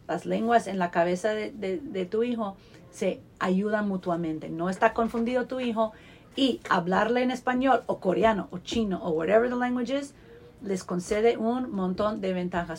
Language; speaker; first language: Spanish; non-native, fluent; English